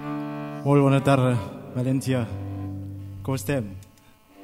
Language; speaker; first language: Catalan; non-native, learner; Mandingo